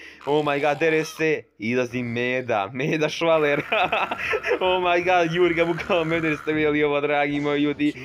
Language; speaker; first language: Serbian; native; Serbian